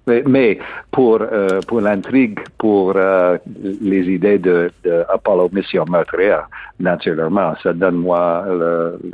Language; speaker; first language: French; non-native, learner; English